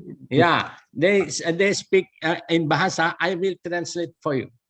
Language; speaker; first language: English; non-native, learner; Indonesian